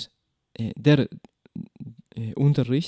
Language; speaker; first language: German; non-native, fluent; Spanish